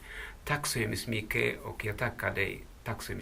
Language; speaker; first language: Swedish; non-native, fluent; Tigrinya